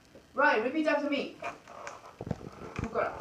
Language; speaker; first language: English; non-native, fluent; Japanese